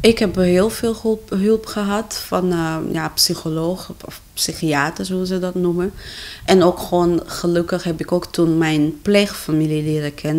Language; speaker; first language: Dutch; non-native, fluent; Kinyarwanda